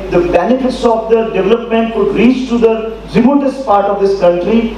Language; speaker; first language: English; non-native, local second language; Hindi